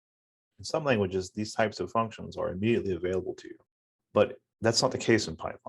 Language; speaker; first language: English; native; English